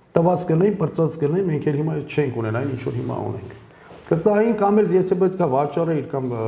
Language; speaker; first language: Armenian; early bilingual, heritage; Armenian